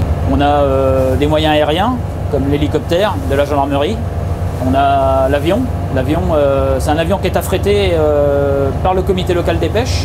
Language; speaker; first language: French; native; French